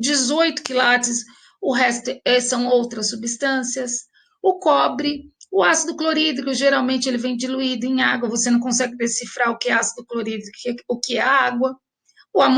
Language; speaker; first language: Portuguese; native; Portuguese